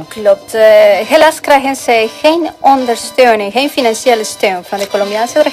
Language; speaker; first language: Dutch; non-native, fluent; Spanish